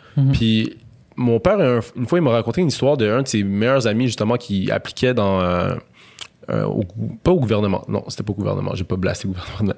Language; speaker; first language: French; native; French